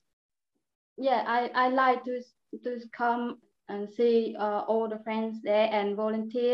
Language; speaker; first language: English; non-native, learner; Vietnamese